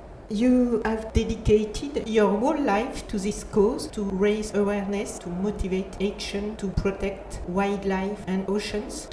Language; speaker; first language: English; non-native, fluent; French